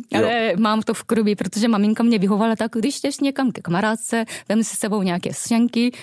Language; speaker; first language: Czech; non-native, fluent; Japanese